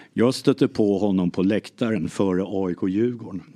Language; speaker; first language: Swedish; early bilingual, other home language; English